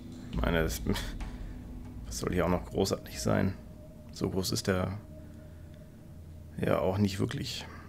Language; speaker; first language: German; native; German